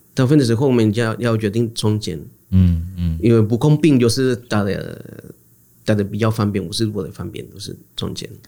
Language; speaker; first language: Chinese; non-native, learner; Spanish